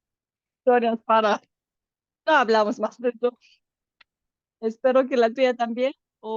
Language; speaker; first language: Spanish; non-native, fluent; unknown